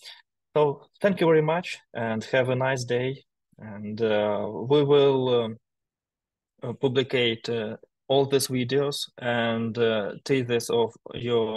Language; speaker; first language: English; non-native, learner; Ukrainian